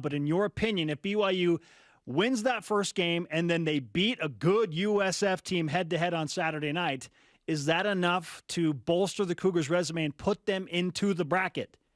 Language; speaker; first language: English; native; English